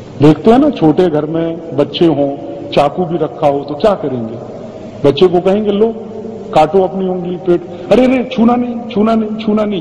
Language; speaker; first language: Hindi; native; Hindi